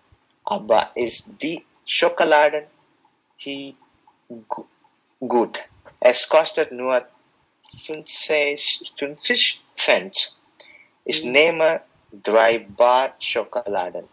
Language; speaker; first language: German; non-native, learner; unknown